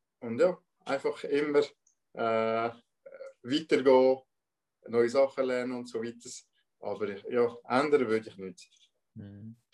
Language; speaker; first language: German; non-native, local second language; French